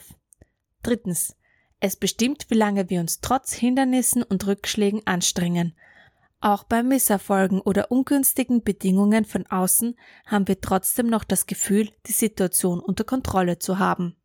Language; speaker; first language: German; native; German